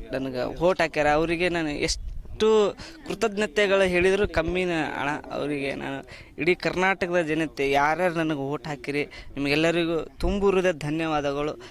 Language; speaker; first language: Kannada; non-native, local second language; Lambadi